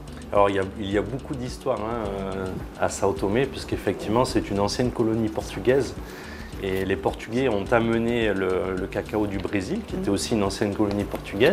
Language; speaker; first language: French; native; French